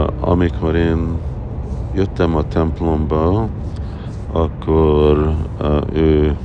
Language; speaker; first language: Hungarian; early bilingual, heritage; Hungarian